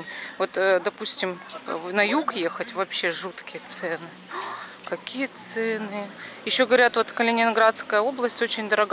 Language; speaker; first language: Russian; native; Russian